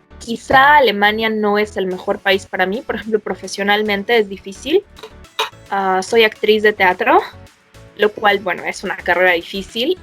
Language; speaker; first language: Spanish; native; Spanish